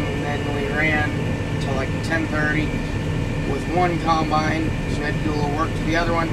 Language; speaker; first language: English; native; English